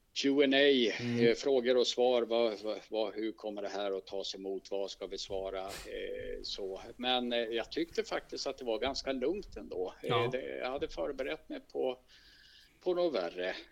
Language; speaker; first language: Swedish; native; Swedish